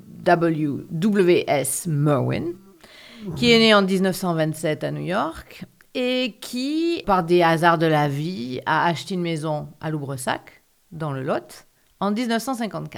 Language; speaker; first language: French; native; French